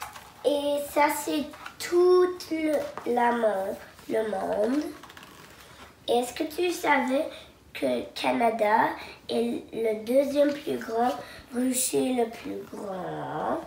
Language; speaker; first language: French; non-native, local second language; English